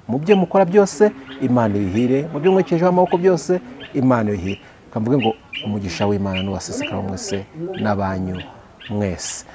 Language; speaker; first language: Kinyarwanda; native; Kinyarwanda